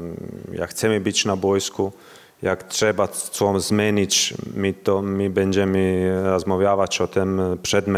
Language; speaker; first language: Polish; non-native, learner; Croatian